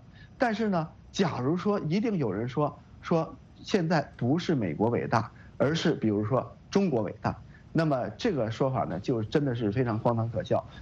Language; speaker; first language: Chinese; native; Chinese